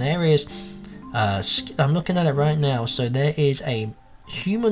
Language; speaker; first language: English; native; English